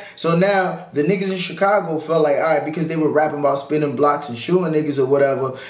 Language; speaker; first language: English; native; English